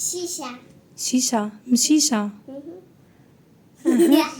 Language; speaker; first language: Turkish; early bilingual, heritage; Turkish